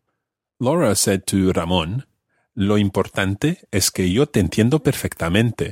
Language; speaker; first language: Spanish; non-native, fluent; English